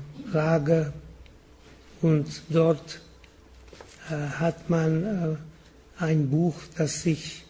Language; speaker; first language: German; non-native, learner; Czech